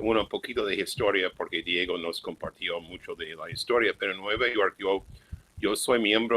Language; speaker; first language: Spanish; non-native, fluent; English